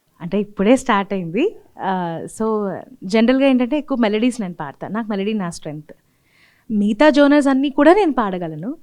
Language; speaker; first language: Telugu; native; Telugu